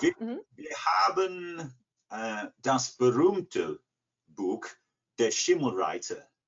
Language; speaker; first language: German; non-native, fluent; English